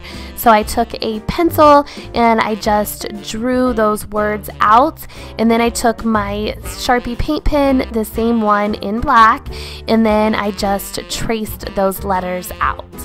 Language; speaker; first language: English; native; English